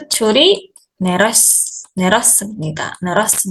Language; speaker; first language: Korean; non-native, fluent; Indonesian